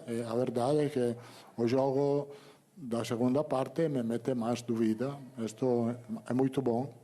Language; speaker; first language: Portuguese; non-native, learner; Italian